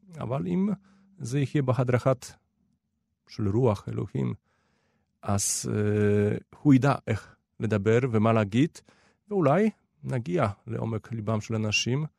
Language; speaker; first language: Hebrew; non-native, fluent; Polish